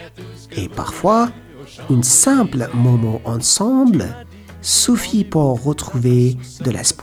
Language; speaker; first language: French; non-native, learner; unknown